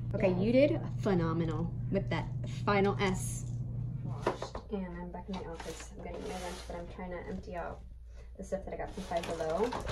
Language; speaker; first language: English; early bilingual, other home language; Spanish